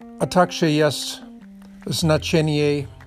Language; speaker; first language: Russian; non-native, learner; English